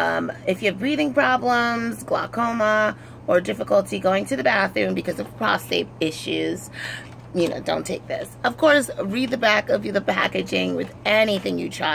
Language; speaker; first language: English; native; English